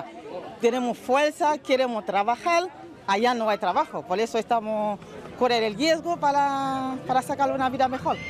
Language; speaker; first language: Spanish; non-native, learner; Haitian Creole